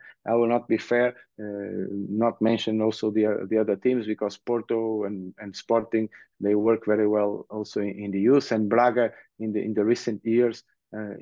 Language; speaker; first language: English; early bilingual, other home language; Portuguese